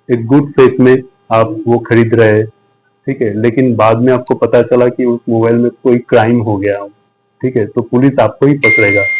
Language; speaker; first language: Hindi; non-native, local second language; Bangla